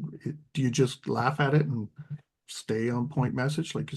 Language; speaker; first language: English; native; English